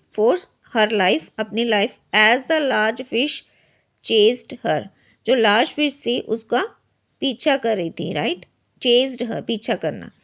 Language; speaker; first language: Hindi; native; Hindi